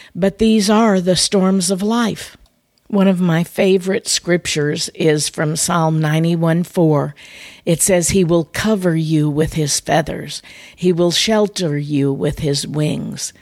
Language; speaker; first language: English; native; English